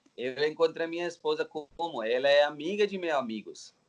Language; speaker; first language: Portuguese; non-native, learner; Telugu